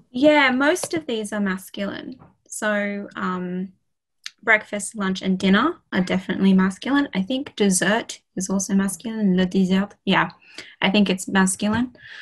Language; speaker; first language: English; native; English